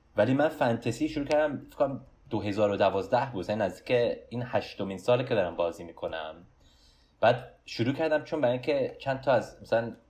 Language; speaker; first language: Persian; early bilingual, heritage; Persian